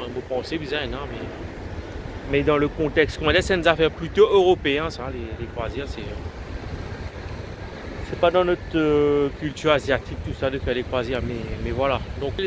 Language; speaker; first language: French; non-native, local second language; Morisyen